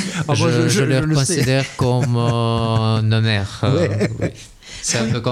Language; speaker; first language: French; non-native, learner; Russian